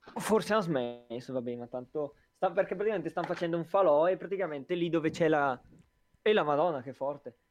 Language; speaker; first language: Italian; native; Italian